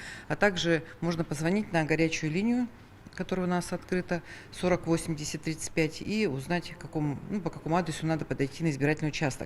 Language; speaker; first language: Russian; native; Russian